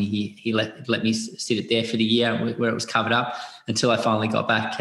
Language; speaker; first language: English; native; English